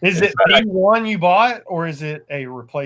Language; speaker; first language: English; native; English